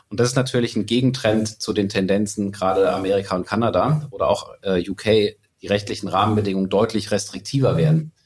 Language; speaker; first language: German; native; German